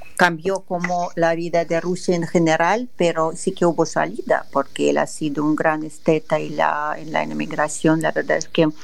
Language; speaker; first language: Spanish; non-native, fluent; Russian